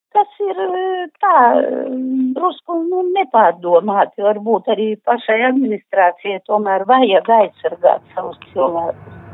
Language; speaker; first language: Latvian; non-native, local second language; Russian